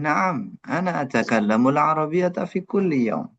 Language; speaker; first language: Arabic; non-native, fluent; Indonesian